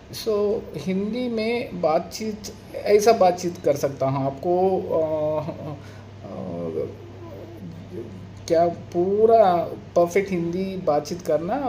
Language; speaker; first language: Hindi; non-native, local second language; Telugu